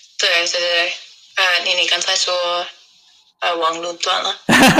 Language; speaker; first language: Chinese; non-native, fluent; English